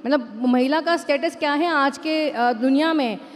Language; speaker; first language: Hindi; non-native, local second language; Marathi